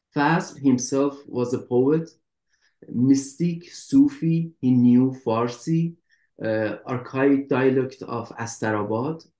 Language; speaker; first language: English; non-native, fluent; Persian